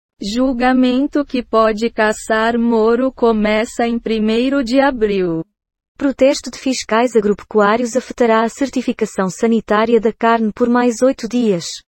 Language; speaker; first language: Portuguese; native; Portuguese